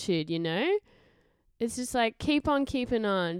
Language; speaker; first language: English; native; English